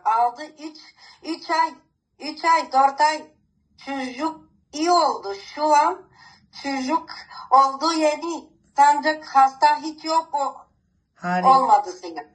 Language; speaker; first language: Turkish; non-native, learner; Greek